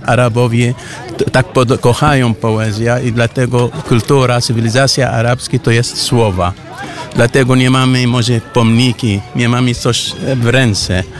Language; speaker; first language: Polish; non-native, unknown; Arabic